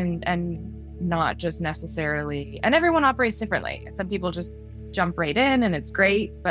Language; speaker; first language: English; native; English